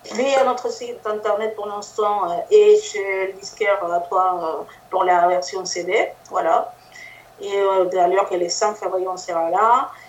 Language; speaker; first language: French; non-native, fluent; Spanish